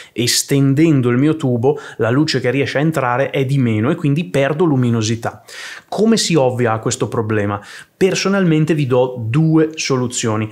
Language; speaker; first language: Italian; native; Italian